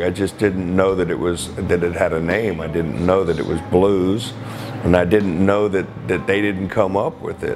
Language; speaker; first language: English; native; English